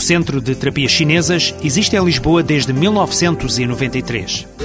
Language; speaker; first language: Portuguese; non-native, local second language; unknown